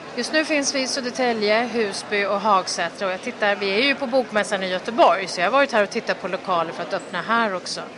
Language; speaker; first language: Swedish; early bilingual, other home language; Kurdish